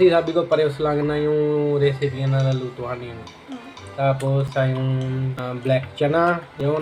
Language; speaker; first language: Filipino; non-native, learner; Punjabi